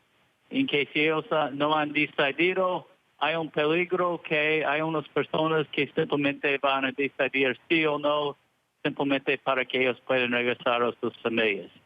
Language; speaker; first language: Spanish; early bilingual, heritage; Spanish